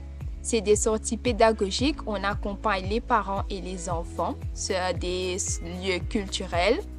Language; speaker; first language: French; non-native, local second language; Morisyen